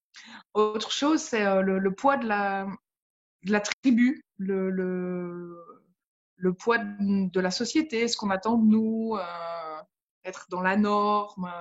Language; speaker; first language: French; native; French